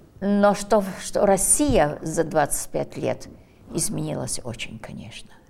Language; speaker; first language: Russian; early bilingual, heritage; Russian